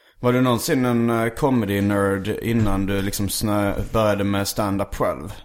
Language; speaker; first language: Swedish; native; Swedish